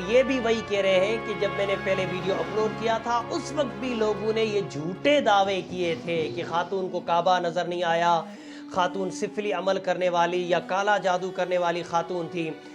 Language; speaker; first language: Hindi; native; Hindi